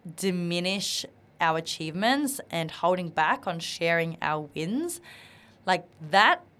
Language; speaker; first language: English; non-native, local second language; Vietnamese